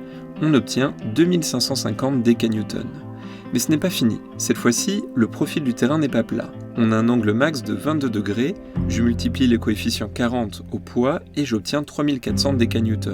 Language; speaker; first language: French; native; French